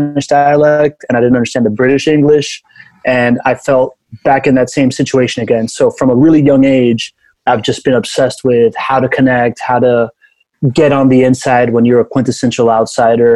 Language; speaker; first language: English; early bilingual, other home language; Spanish